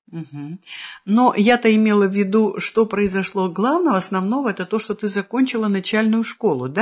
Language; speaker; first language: Russian; native; Russian